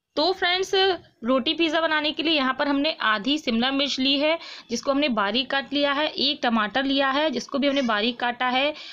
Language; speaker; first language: Hindi; native; Hindi